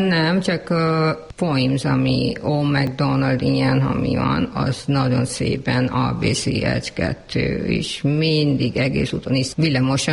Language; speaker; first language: Hungarian; non-native, learner; Urdu